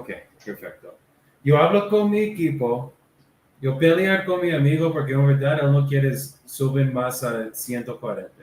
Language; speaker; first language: Spanish; non-native, learner; English